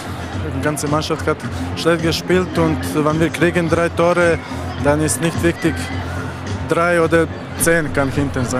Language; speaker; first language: German; non-native, learner; Croatian